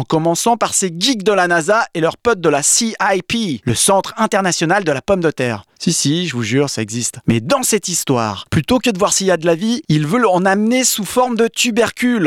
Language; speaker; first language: French; native; French